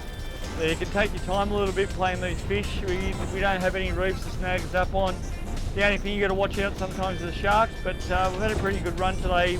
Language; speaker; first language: English; native; English